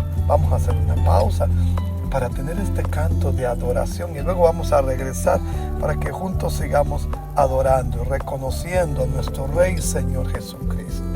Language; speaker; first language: Spanish; native; Spanish